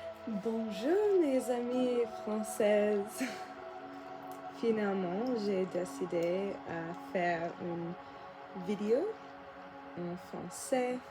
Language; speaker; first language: French; non-native, learner; English